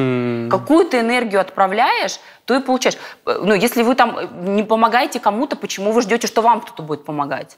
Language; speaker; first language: Russian; native; Russian